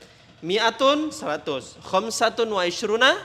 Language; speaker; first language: Arabic; non-native, fluent; Indonesian